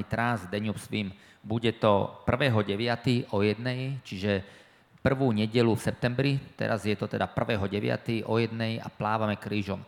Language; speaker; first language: Slovak; native; Slovak